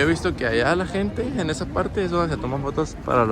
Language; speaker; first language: Spanish; native; Spanish